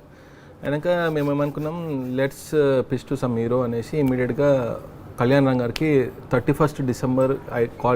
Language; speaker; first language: Telugu; native; Telugu